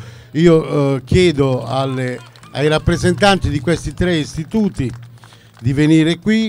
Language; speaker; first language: Italian; native; Italian